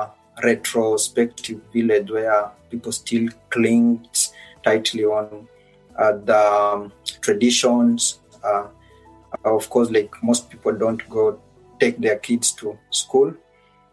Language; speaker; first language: English; non-native, local second language; Luyia